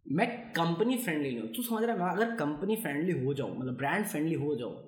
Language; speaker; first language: Hindi; native; Hindi